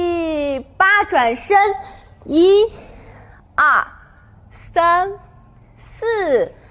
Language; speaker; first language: Chinese; native; Chinese